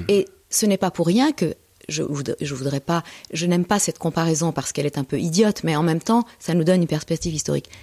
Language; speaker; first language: French; early bilingual, other home language; Persian